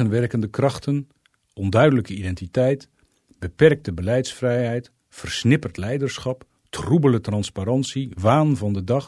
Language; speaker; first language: Dutch; native; Dutch